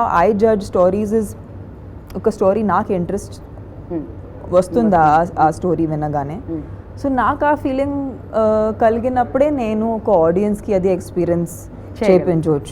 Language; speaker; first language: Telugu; non-native, fluent; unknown